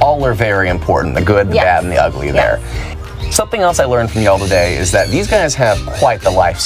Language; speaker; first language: English; native; English